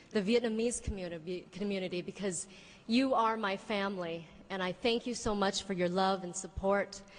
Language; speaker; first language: English; early bilingual, other home language; Vietnamese